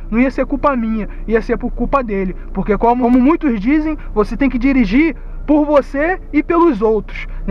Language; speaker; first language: Portuguese; native; Portuguese